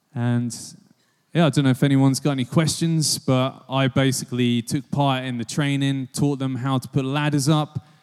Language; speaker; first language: English; native; English